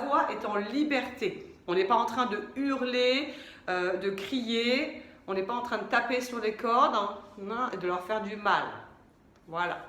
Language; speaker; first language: French; native; French